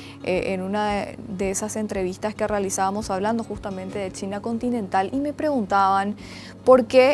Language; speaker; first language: Spanish; native; Spanish